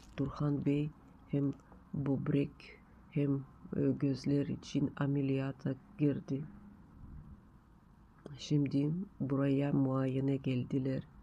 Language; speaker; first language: Turkish; non-native, learner; Russian